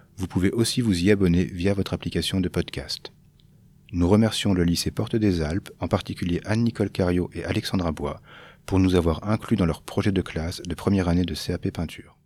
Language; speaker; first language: French; native; French